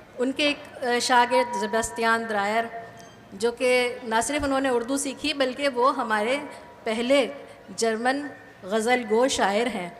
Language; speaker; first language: Urdu; native; Urdu